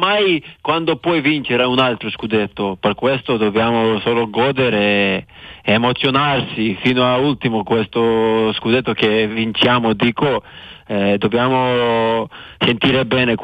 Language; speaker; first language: Italian; non-native, fluent; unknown